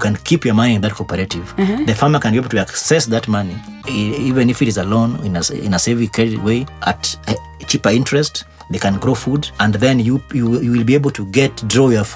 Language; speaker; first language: English; non-native, local second language; Luo (Kenya and Tanzania)